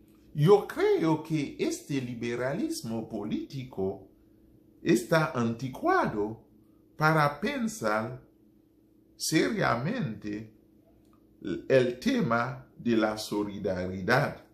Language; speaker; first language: Spanish; non-native, fluent; Haitian Creole